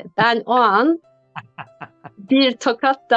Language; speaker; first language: Turkish; native; Turkish